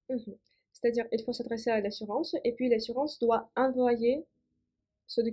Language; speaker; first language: French; non-native, fluent; Russian